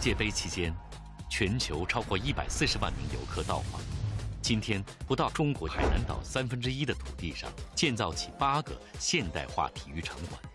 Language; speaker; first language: Chinese; native; Chinese